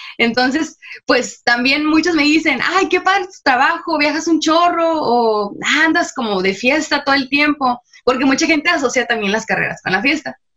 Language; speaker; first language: Spanish; native; Spanish